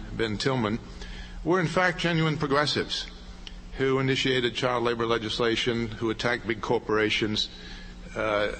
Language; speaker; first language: English; native; English